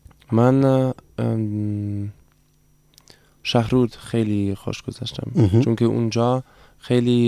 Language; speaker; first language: Persian; non-native, learner; German